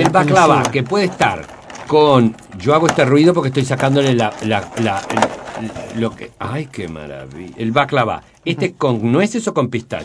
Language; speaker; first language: Spanish; native; Spanish